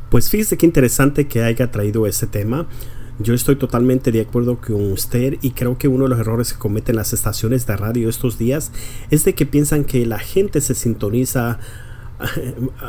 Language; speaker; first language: Spanish; early bilingual, heritage; Spanish